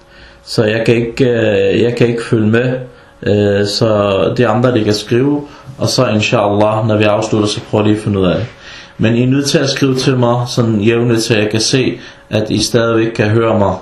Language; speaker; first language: Danish; non-native, fluent; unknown